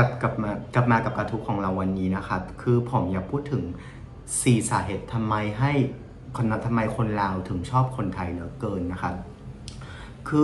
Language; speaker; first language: Thai; non-native, fluent; Vietnamese